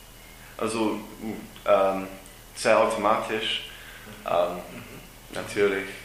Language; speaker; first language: German; non-native, learner; English